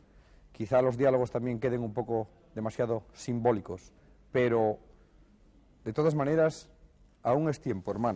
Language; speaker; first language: Spanish; native; Spanish